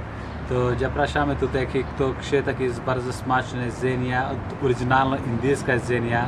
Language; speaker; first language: Polish; non-native, learner; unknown